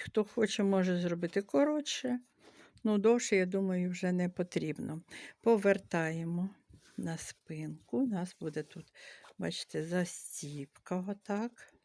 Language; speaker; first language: Ukrainian; native; Ukrainian